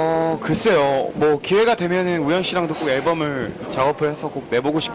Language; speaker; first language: Korean; native; Korean